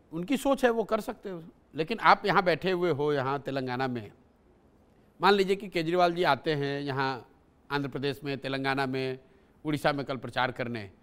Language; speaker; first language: Hindi; native; Hindi